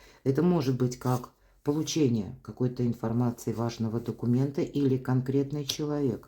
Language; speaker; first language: Russian; native; Russian